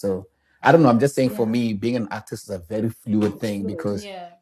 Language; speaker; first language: English; non-native, local second language; Northern Sotho